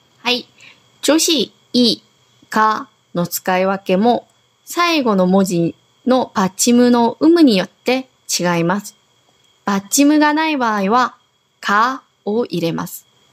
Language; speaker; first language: Japanese; non-native, fluent; Korean